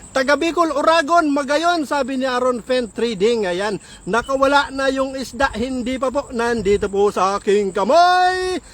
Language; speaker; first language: Filipino; non-native, local second language; Waray